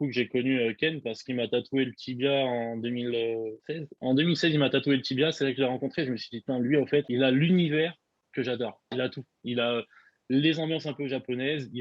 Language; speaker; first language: French; native; French